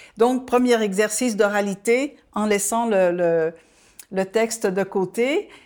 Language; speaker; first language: French; non-native, fluent; Dutch